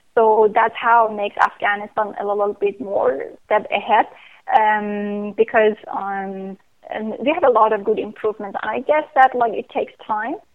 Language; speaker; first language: English; non-native, fluent; Persian